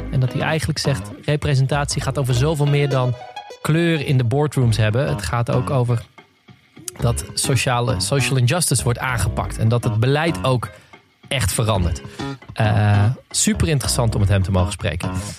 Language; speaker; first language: Dutch; native; Dutch